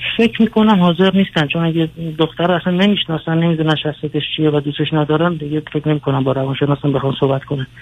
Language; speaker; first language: Persian; early bilingual, other home language; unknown